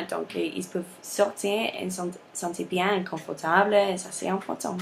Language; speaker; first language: French; non-native, learner; English